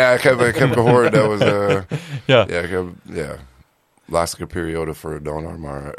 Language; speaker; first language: Dutch; non-native, learner; English